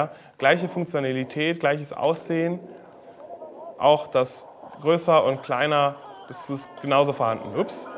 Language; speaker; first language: German; native; German